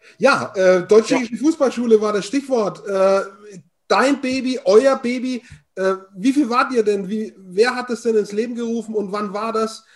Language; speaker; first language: German; native; German